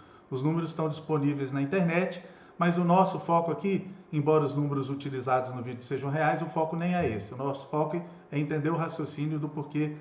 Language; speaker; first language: Portuguese; native; Portuguese